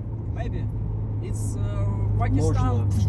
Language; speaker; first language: English; non-native, learner; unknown